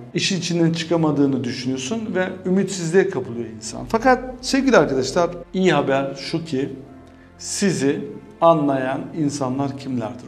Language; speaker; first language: Turkish; early bilingual, heritage; Turkish